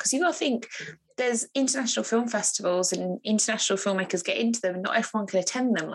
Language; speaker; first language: English; native; English